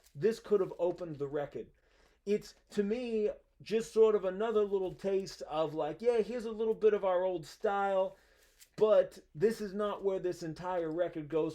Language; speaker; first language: English; native; English